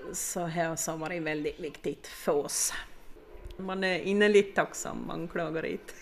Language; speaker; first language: Swedish; native; Swedish